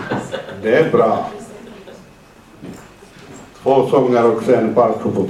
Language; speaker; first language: Swedish; non-native, fluent; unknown